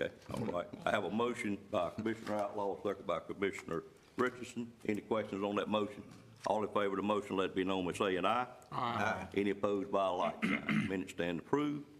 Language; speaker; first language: English; native; English